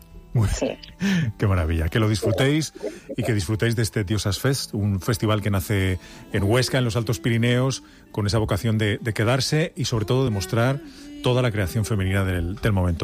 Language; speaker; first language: Spanish; native; Spanish